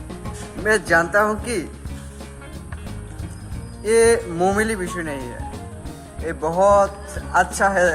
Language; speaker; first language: Hindi; non-native, learner; Bangla